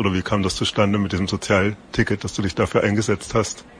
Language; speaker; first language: German; native; German